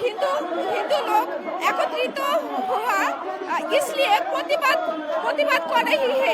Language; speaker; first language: Hindi; non-native, local second language; Bangla